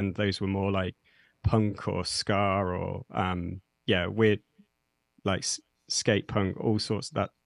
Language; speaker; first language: English; native; English